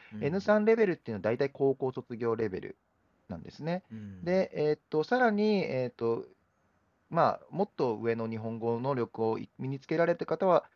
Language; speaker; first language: Japanese; native; Japanese